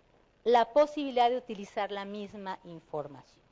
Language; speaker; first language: Spanish; native; Spanish